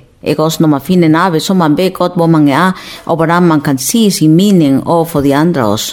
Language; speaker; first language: Danish; non-native, fluent; Spanish